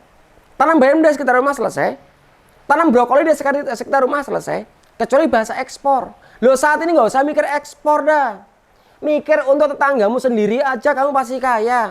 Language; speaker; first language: Indonesian; non-native, local second language; Javanese